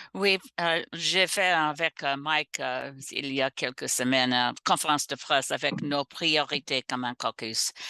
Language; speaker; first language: French; non-native, local second language; English